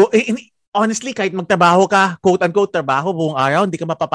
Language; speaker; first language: English; non-native, local second language; Filipino